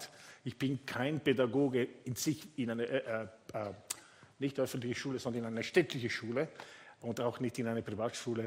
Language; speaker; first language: German; non-native, fluent; Italian